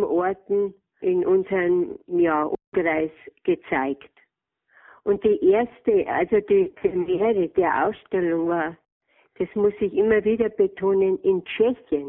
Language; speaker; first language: German; native; German